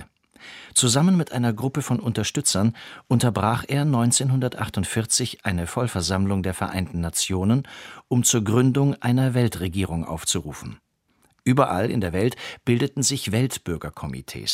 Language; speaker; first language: German; native; German